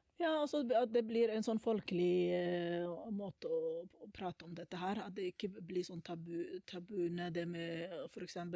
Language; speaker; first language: Norwegian; non-native, fluent; Somali